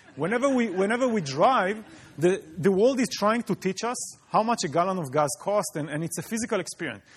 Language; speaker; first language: English; non-native, fluent; Hebrew